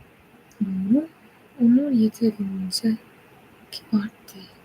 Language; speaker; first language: Turkish; non-native, learner; English